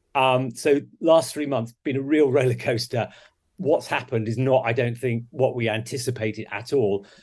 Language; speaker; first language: English; native; English